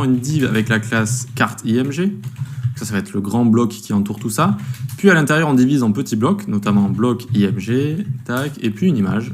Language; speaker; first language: French; native; French